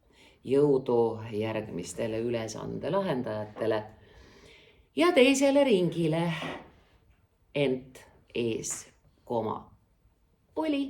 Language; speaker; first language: Estonian; native; Estonian